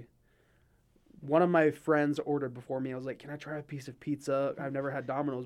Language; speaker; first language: English; native; English